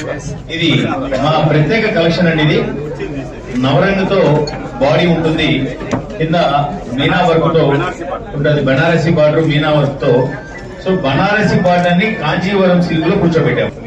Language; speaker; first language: Telugu; native; Telugu